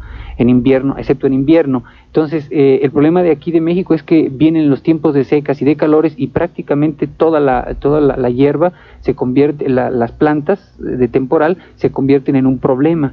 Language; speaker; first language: Spanish; native; Spanish